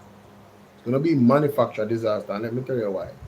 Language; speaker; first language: English; native; English